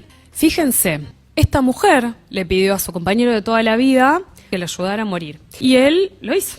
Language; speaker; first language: Spanish; native; Spanish